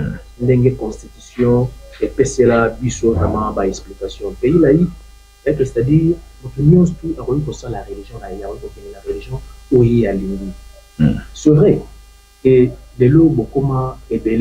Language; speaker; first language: French; non-native, local second language; Lingala